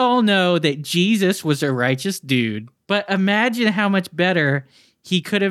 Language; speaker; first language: English; native; English